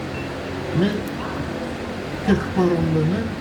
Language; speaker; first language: French; non-native, local second language; Arabic